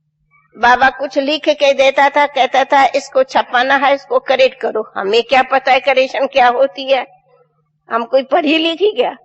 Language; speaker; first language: Hindi; non-native, local second language; Sindhi